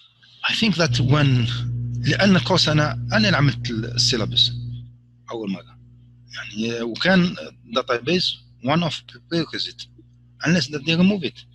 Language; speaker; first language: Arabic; native; Arabic